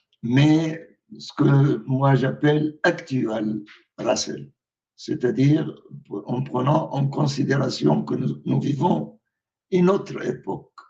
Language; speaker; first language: French; non-native, fluent; Arabic